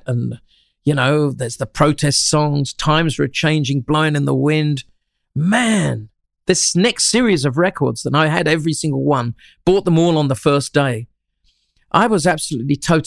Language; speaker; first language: English; native; English